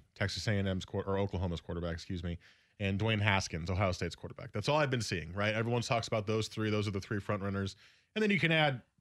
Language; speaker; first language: English; native; English